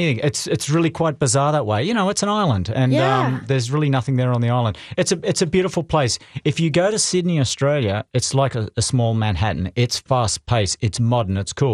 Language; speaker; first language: English; native; English